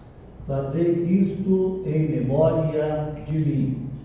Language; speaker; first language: Portuguese; native; Portuguese